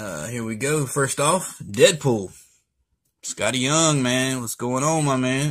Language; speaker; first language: English; native; English